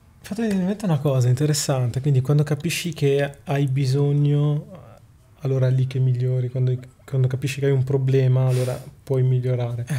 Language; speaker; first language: Italian; native; Italian